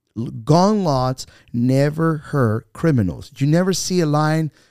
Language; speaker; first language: English; non-native, fluent; Spanish